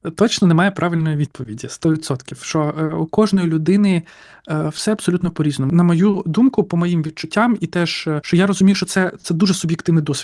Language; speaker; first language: Ukrainian; native; Ukrainian